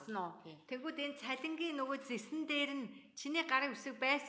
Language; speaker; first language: Mongolian; native; Mongolian